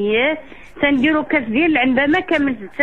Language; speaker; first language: Arabic; native; Arabic